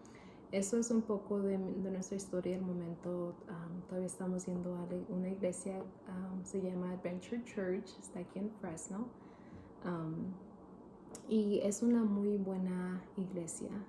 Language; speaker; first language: Spanish; early bilingual, heritage; Spanish